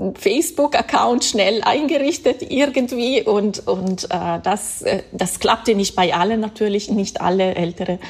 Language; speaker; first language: German; non-native, fluent; Italian